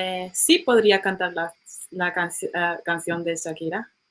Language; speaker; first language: Spanish; non-native, learner; English